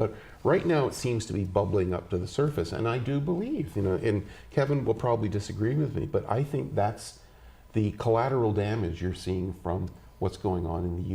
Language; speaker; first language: English; native; English